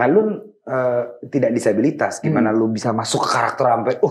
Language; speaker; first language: Indonesian; native; Indonesian